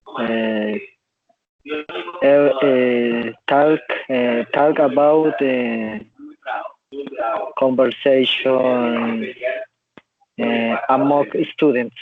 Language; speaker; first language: English; non-native, learner; Spanish